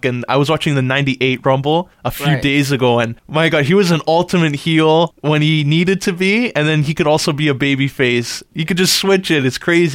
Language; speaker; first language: English; native; English